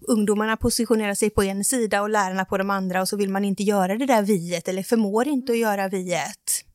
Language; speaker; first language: Swedish; native; Swedish